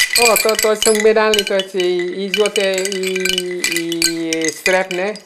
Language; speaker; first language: Polish; non-native, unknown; Vietnamese